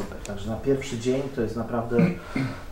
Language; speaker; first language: Polish; native; Polish